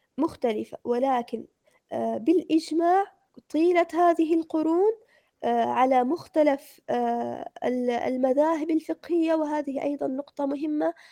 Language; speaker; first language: Arabic; native; Arabic